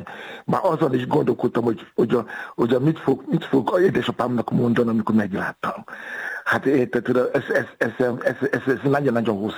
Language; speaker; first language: Hungarian; non-native, fluent; Yoruba